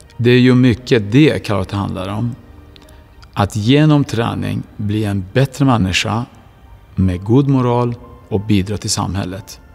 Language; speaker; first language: Swedish; non-native, fluent; Persian